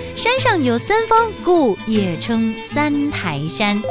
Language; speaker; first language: Chinese; native; Chinese